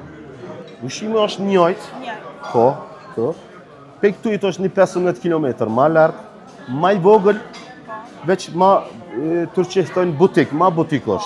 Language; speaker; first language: Albanian; early bilingual, heritage; Albanian